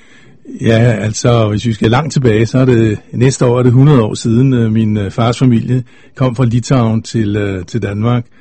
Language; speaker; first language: Danish; native; Danish